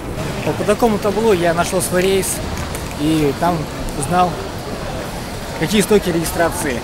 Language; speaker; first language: Russian; native; Russian